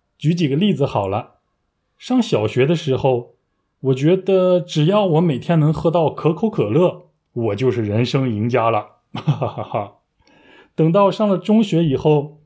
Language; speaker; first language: Chinese; native; Chinese